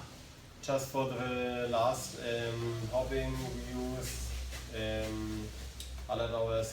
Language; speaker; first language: English; non-native, learner; German